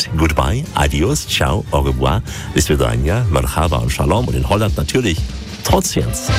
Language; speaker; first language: German; native; German